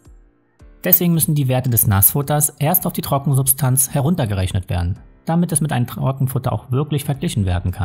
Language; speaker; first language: German; native; German